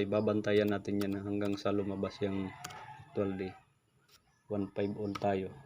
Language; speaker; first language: Filipino; non-native, local second language; Waray